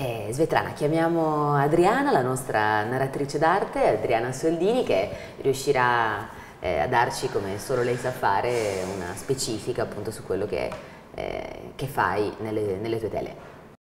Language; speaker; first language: Italian; native; Italian